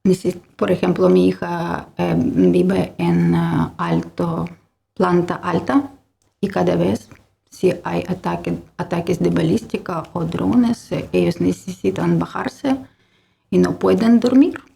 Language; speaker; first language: Spanish; non-native, learner; Ukrainian